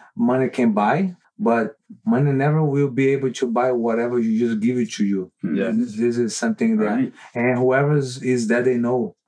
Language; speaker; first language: English; non-native, learner; Portuguese